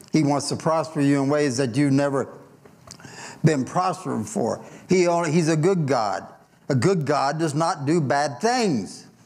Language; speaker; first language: English; native; English